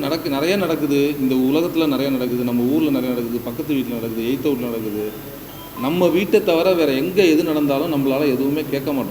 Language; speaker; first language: Tamil; native; Tamil